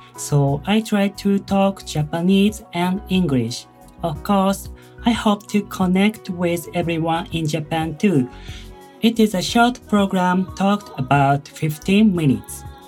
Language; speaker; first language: English; non-native, learner; Japanese